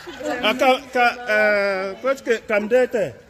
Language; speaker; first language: Czech; non-native, learner; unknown